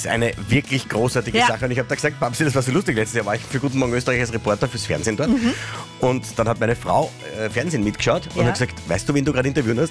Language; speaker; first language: German; native; German